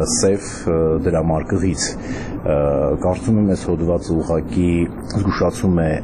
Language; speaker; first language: Armenian; native; Armenian